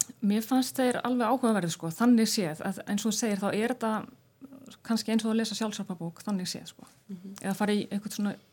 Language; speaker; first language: Icelandic; native; Icelandic